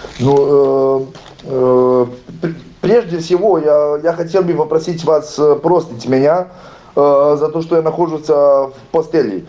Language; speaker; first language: Russian; non-native, learner; Serbian